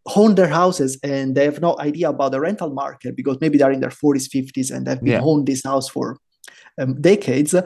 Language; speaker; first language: English; non-native, fluent; Italian